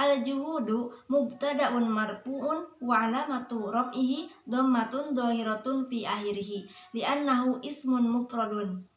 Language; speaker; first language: Arabic; non-native, learner; Indonesian